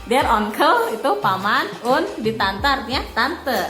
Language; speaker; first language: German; non-native, learner; Indonesian